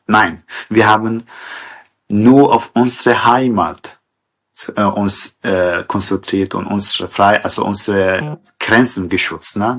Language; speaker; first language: German; non-native, learner; Kurdish